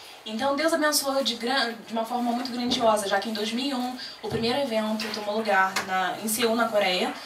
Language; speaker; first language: Portuguese; native; Portuguese